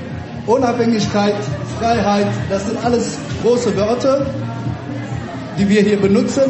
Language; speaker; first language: German; early bilingual, other home language; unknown